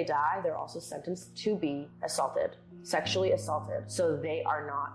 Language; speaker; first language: English; early bilingual, other home language; Persian